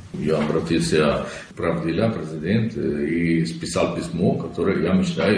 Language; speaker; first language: Russian; non-native, learner; Italian